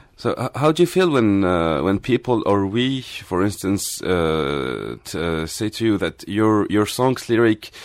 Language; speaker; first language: English; non-native, fluent; Arabic